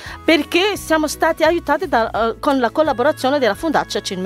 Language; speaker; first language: Italian; non-native, learner; Malagasy